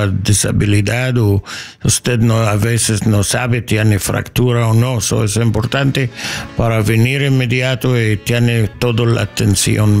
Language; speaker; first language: Spanish; non-native, learner; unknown